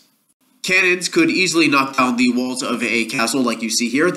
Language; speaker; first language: English; native; English